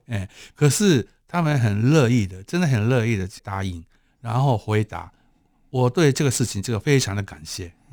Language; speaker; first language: Chinese; non-native, fluent; Japanese